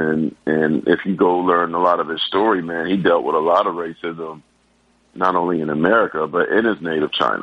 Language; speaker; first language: English; native; English